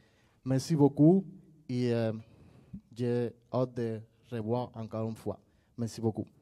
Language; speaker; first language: French; non-native, learner; Spanish